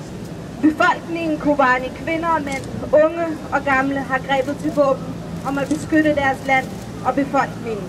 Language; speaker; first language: Danish; non-native, fluent; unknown